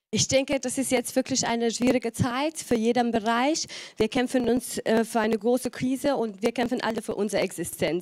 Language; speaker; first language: German; non-native, fluent; Albanian